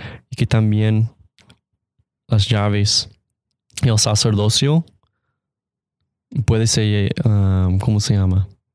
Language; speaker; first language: Spanish; non-native, fluent; English